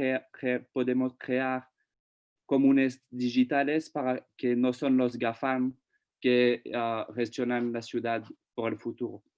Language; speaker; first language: Spanish; non-native, fluent; French